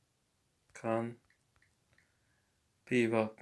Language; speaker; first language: Russian; non-native, learner; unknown